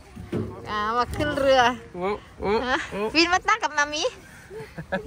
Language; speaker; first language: Dutch; non-native, learner; Thai